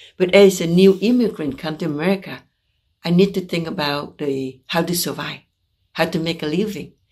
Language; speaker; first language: English; non-native, fluent; Vietnamese